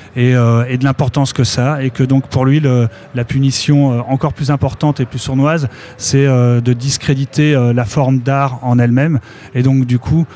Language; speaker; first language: French; native; French